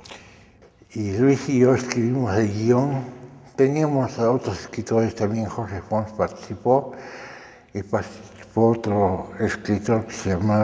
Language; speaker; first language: Spanish; early bilingual, other home language; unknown